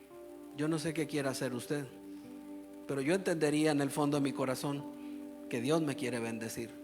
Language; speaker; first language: Spanish; native; Spanish